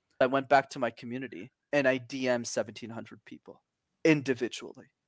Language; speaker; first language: English; early bilingual, other home language; Tamil